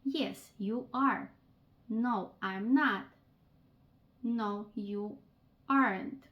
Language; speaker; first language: English; non-native, fluent; Ukrainian